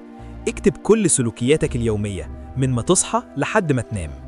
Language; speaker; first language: Arabic; native; Arabic